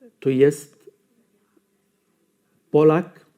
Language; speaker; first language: Polish; non-native, learner; Arabic